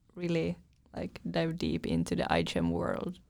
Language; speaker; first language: English; non-native, fluent; Finnish